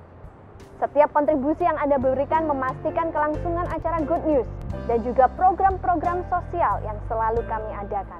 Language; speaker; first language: Indonesian; native; Indonesian